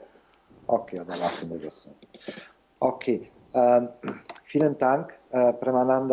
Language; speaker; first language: German; non-native, fluent; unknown